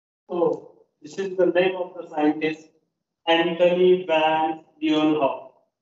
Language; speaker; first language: English; non-native, local second language; Marathi